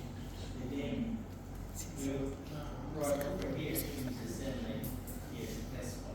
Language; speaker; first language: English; non-native, fluent; Indonesian